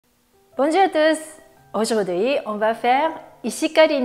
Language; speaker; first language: French; non-native, fluent; Japanese